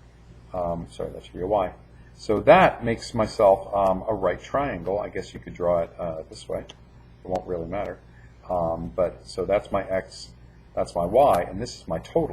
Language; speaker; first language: English; native; English